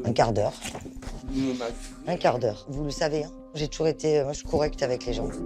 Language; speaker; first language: French; native; French